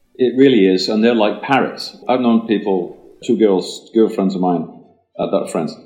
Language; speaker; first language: English; native; English